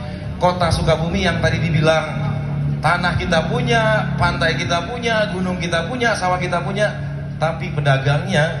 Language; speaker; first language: Indonesian; native; Indonesian